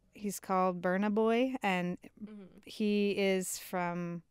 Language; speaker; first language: English; native; English